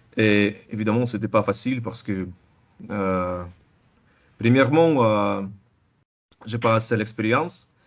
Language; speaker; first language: French; non-native, fluent; Russian